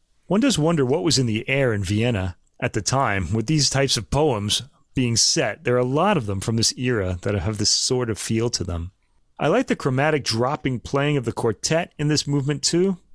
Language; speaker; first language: English; native; English